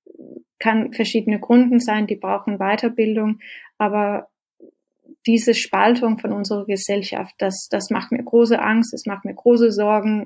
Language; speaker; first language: German; non-native, fluent; Danish